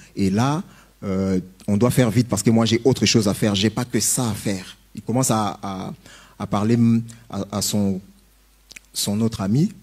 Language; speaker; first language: French; non-native, local second language; Lingala